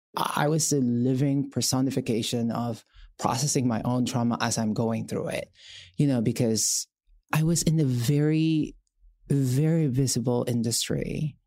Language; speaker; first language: English; non-native, local second language; Filipino